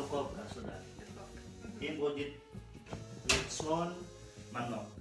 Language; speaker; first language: Russian; non-native, learner; Filipino